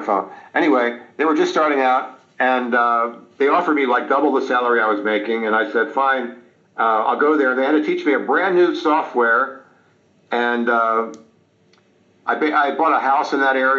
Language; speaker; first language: English; native; English